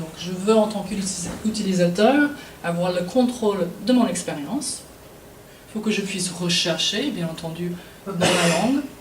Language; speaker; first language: French; non-native, fluent; English